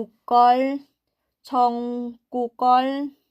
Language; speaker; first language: Korean; non-native, learner; Thai